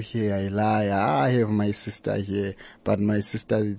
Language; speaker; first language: English; non-native, local second language; Xhosa